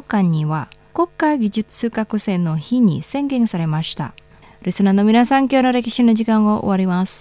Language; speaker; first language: Japanese; non-native, fluent; Indonesian